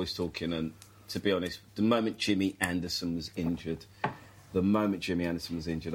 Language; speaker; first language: English; native; English